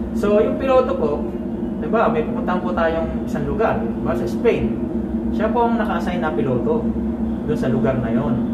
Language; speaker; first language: Filipino; native; Filipino